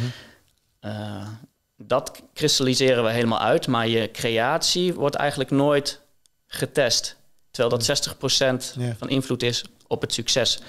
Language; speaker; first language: Dutch; native; Dutch